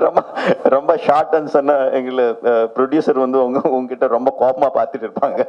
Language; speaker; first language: Tamil; non-native, local second language; Telugu